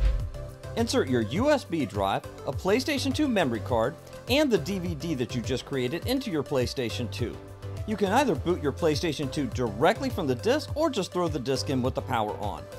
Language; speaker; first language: English; native; English